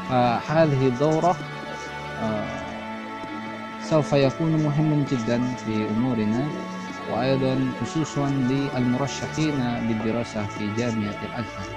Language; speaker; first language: Arabic; non-native, fluent; Indonesian